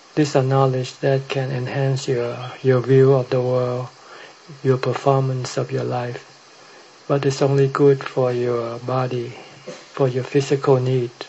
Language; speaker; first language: English; non-native, fluent; Thai